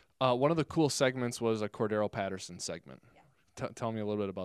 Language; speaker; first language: English; native; English